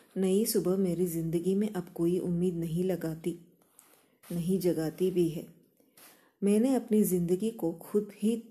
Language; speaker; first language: Hindi; non-native, local second language; Kannada